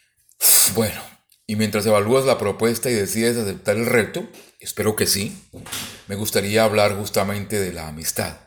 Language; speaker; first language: Spanish; native; Spanish